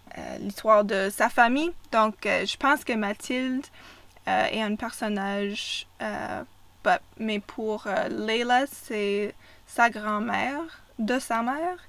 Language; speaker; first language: French; non-native, fluent; English